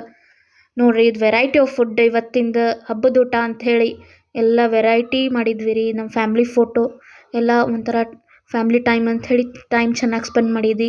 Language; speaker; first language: Kannada; native; Kannada